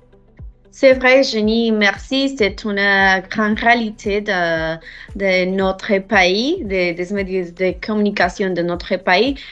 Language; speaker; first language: French; non-native, learner; Spanish